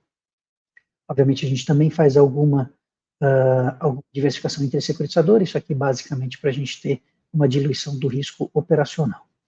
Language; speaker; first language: Portuguese; native; Portuguese